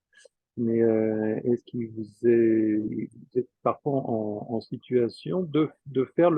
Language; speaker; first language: French; native; French